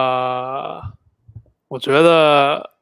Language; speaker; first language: Chinese; non-native, fluent; English